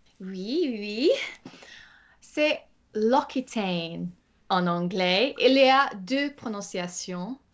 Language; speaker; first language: French; non-native, fluent; English